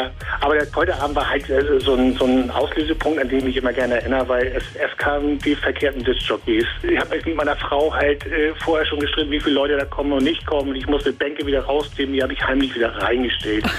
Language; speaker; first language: German; native; German